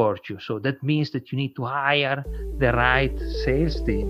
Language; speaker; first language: English; non-native, fluent; Italian